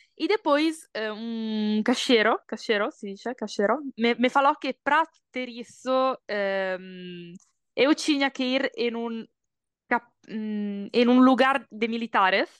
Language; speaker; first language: Portuguese; non-native, learner; Italian